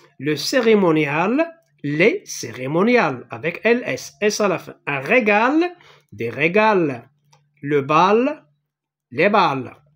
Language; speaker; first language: French; non-native, local second language; Arabic